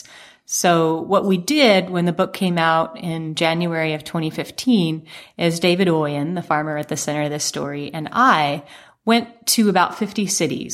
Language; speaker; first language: English; native; English